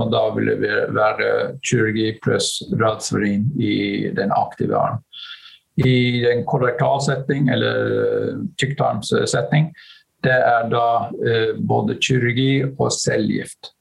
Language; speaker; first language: Norwegian; non-native, fluent; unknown